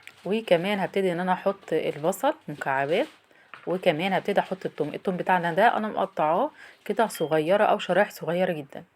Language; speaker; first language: Arabic; native; Arabic